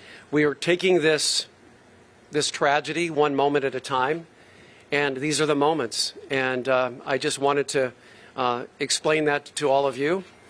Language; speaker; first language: English; native; English